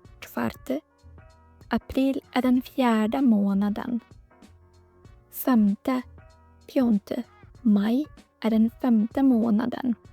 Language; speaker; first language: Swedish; non-native, fluent; Polish